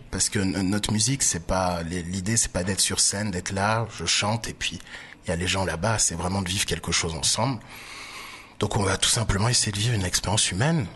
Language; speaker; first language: French; early bilingual, other home language; Baoulé